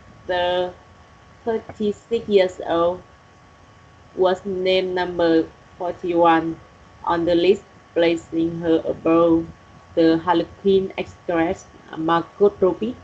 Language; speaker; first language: English; non-native, learner; Vietnamese